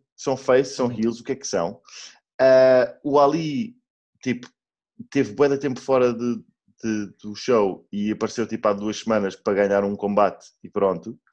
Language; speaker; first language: Portuguese; native; Portuguese